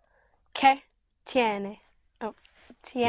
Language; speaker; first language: Spanish; non-native, learner; English